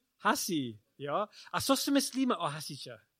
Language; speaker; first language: Czech; non-native, learner; English